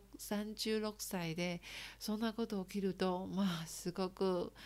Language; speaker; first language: Japanese; non-native, learner; Chinese